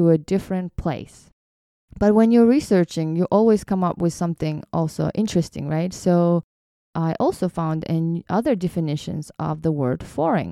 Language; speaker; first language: English; non-native, fluent; Kyrgyz